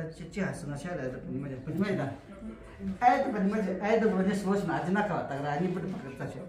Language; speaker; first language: Russian; non-native, learner; Tajik